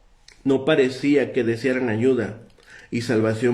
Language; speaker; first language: Spanish; native; Spanish